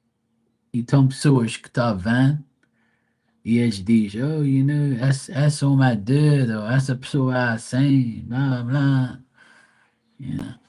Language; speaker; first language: Portuguese; early bilingual, heritage; Portuguese